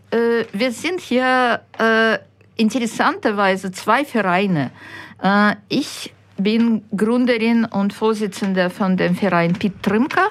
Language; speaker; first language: German; non-native, fluent; Ukrainian